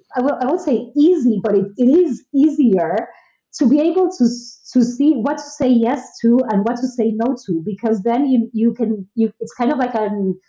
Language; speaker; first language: English; non-native, fluent; Spanish